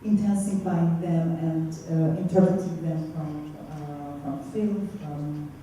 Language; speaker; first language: English; non-native, fluent; Russian